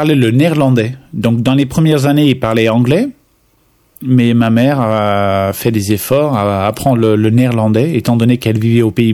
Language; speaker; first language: French; non-native, fluent; Dutch